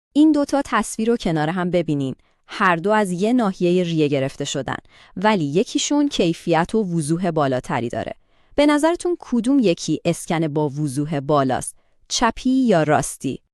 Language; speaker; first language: Persian; native; Persian